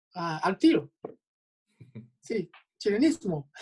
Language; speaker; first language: Spanish; non-native, fluent; Japanese